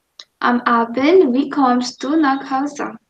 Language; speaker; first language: German; non-native, fluent; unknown